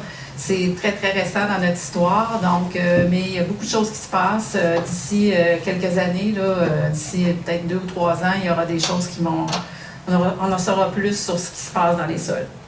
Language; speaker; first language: French; native; French